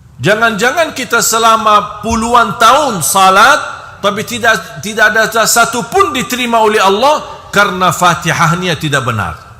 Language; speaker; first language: Indonesian; non-native, fluent; Arabic